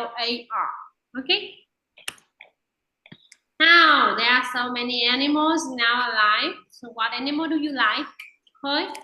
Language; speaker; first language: English; non-native, fluent; Vietnamese